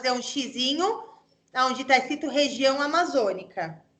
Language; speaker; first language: Portuguese; native; Portuguese